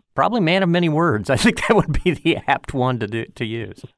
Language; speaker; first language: English; native; English